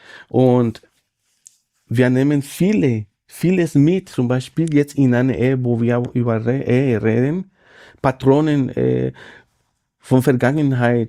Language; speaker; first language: German; non-native, fluent; Spanish